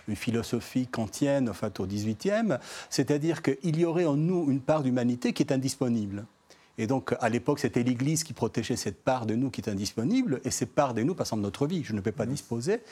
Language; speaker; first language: French; non-native, fluent; Spanish